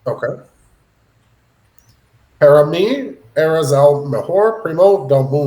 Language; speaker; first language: Spanish; non-native, learner; English